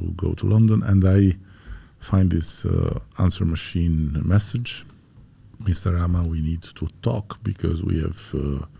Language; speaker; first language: English; non-native, fluent; Albanian